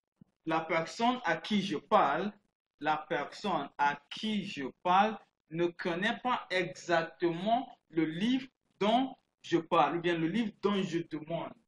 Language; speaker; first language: French; non-native, fluent; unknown